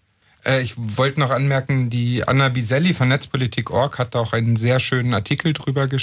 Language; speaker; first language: German; native; German